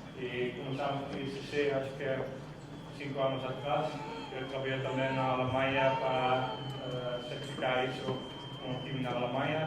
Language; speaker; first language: Portuguese; non-native, fluent; Dutch